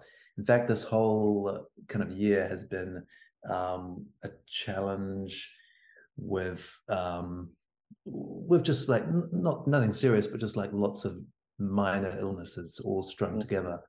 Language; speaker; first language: English; native; English